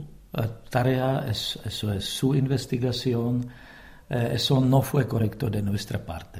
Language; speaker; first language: Spanish; non-native, fluent; Czech